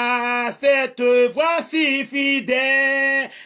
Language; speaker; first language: French; non-native, learner; Haitian Creole